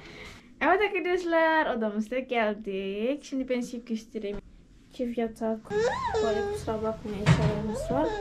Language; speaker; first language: Turkish; non-native, learner; Indonesian